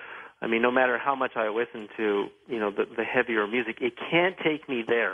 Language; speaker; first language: English; native; English